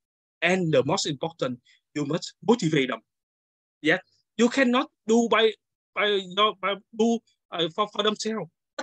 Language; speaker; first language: English; non-native, learner; Vietnamese